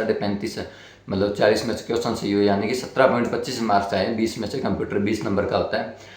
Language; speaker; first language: Hindi; native; Hindi